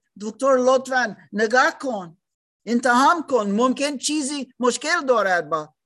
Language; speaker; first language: Persian; non-native, learner; German